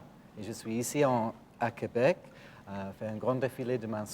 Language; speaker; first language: French; non-native, fluent; English